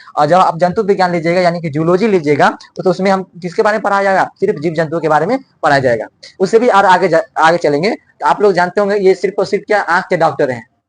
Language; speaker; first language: Hindi; native; Hindi